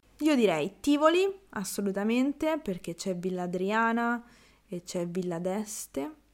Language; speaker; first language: Italian; native; Italian